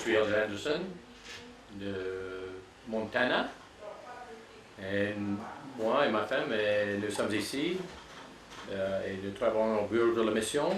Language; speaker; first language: French; non-native, fluent; English